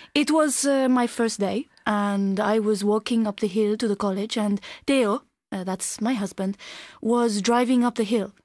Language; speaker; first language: English; non-native, fluent; Spanish